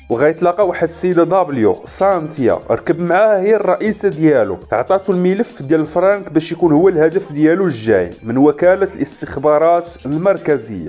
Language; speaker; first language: Arabic; native; Arabic